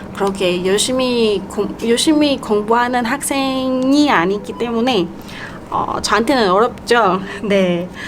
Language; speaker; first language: Korean; non-native, fluent; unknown